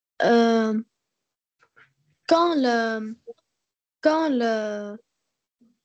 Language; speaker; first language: French; non-native, learner; Arabic